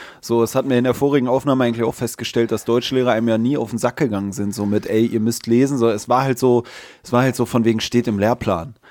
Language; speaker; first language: German; native; German